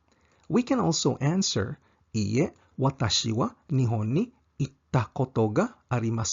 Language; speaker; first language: Japanese; non-native, fluent; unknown